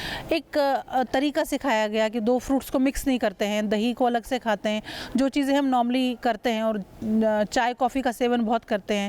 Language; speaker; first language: Hindi; native; Hindi